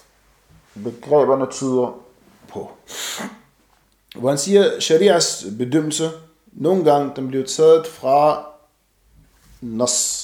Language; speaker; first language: Danish; non-native, fluent; Arabic